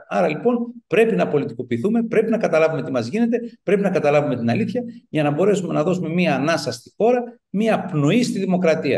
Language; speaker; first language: Greek; native; Greek